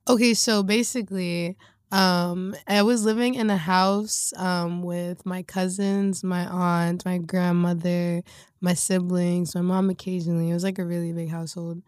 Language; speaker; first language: English; native; English